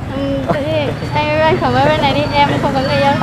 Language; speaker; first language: Vietnamese; non-native, local second language; Hmong